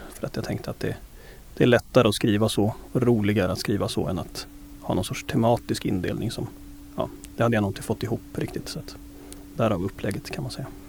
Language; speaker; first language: Swedish; native; Swedish